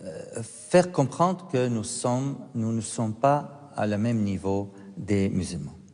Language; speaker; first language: French; non-native, fluent; Arabic